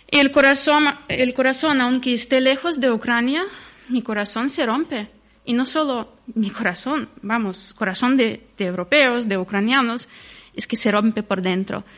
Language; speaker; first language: Spanish; non-native, fluent; Ukrainian